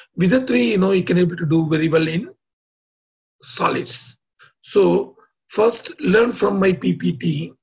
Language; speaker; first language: English; non-native, local second language; Tamil